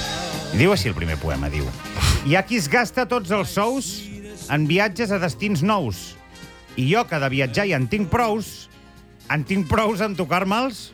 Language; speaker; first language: Catalan; native; Catalan